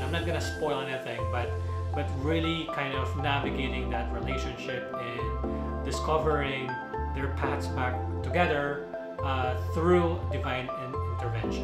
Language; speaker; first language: English; non-native, local second language; Filipino